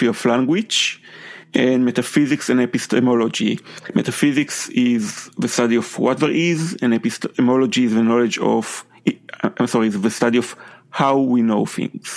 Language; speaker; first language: English; non-native, fluent; Hebrew